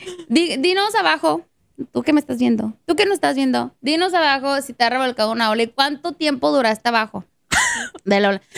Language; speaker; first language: Spanish; early bilingual, heritage; Spanish